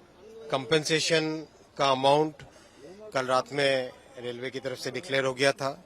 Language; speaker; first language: Hindi; native; Hindi